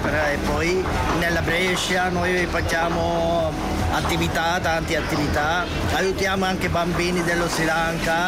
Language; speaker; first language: Italian; non-native, learner; Sinhala